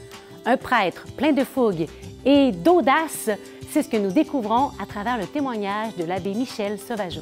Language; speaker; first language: French; native; French